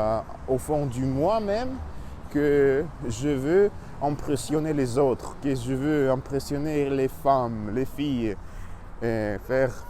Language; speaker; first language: French; non-native, learner; Russian